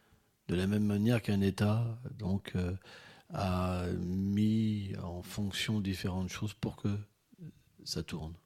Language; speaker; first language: French; native; French